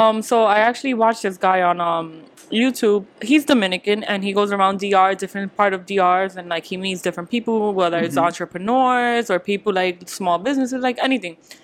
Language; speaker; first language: English; early bilingual, other home language; Spanish